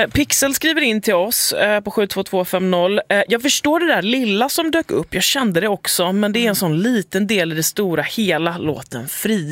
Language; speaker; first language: Swedish; native; Swedish